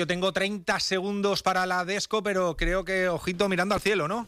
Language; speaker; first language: Spanish; native; Spanish